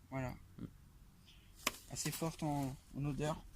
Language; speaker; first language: French; native; French